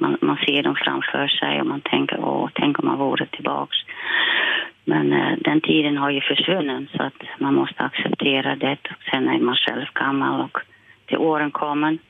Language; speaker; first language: Swedish; non-native, fluent; Dutch